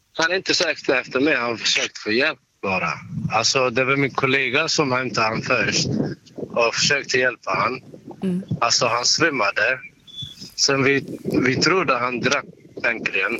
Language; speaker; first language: Swedish; non-native, learner; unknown